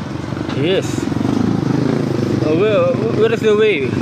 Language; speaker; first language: English; non-native, local second language; Cebuano